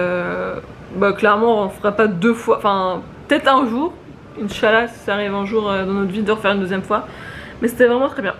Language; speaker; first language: French; native; French